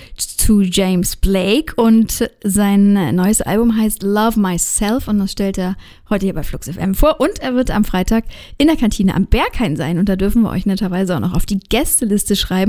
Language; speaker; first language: German; native; German